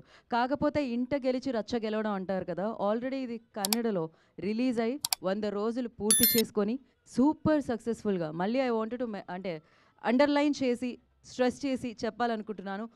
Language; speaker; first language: Telugu; native; Telugu